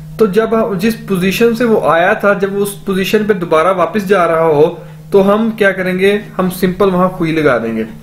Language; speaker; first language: Urdu; non-native, local second language; Punjabi